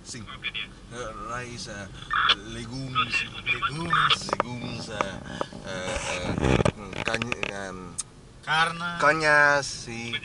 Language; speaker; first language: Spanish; non-native, learner; Vietnamese